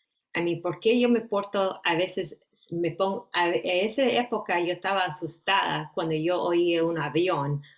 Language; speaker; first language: Spanish; early bilingual, heritage; Spanish